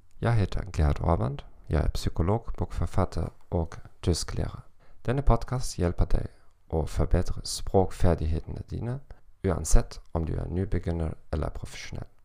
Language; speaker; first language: Norwegian; non-native, learner; German